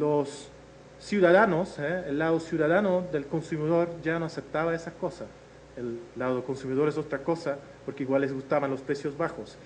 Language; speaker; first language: Spanish; non-native, fluent; Dutch